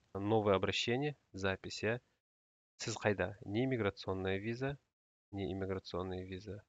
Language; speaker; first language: Russian; non-native, local second language; Kazakh